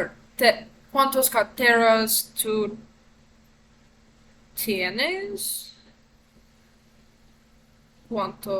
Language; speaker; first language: Spanish; non-native, learner; English